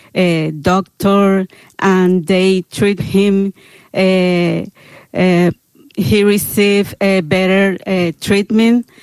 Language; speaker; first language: English; non-native, learner; Spanish